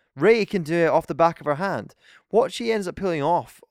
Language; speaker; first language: English; native; English